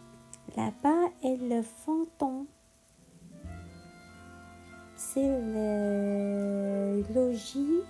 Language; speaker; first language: French; non-native, learner; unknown